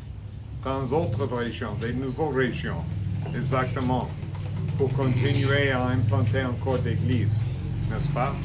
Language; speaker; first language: French; non-native, fluent; English